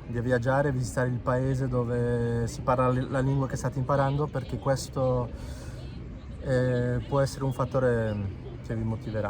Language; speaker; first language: Italian; non-native, fluent; Spanish